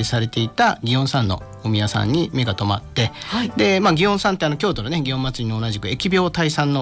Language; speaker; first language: Japanese; native; Japanese